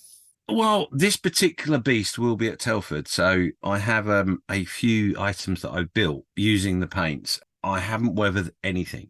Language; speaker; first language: English; native; English